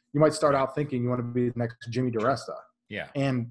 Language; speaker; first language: English; native; English